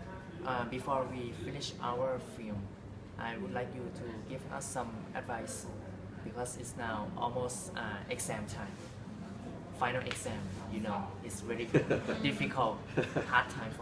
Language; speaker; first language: English; non-native, learner; Thai